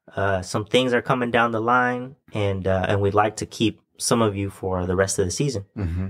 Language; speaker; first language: English; native; English